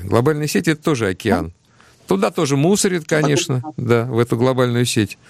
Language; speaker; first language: Russian; native; Russian